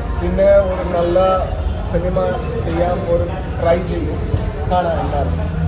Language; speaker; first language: Malayalam; non-native, local second language; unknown